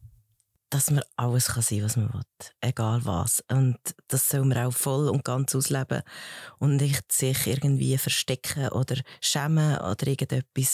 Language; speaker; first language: German; early bilingual, other home language; Spanish